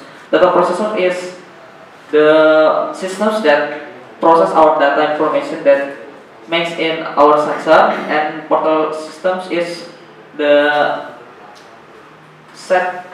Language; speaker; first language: English; non-native, learner; Indonesian